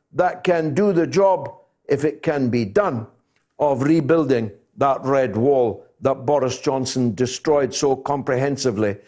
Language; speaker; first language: English; native; English